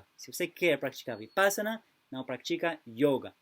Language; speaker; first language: Portuguese; non-native, fluent; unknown